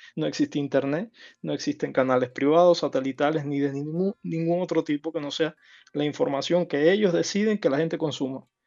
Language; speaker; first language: Spanish; native; Spanish